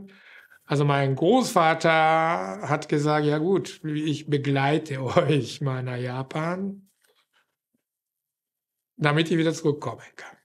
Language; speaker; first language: German; non-native, fluent; Japanese